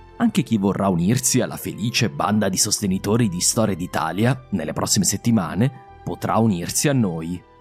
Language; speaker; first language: Italian; native; Italian